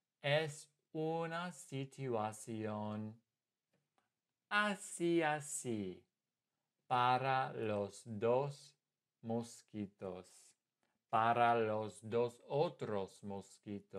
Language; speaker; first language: Spanish; non-native, fluent; English